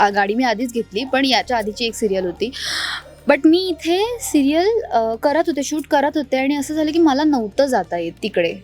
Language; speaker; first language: Marathi; native; Marathi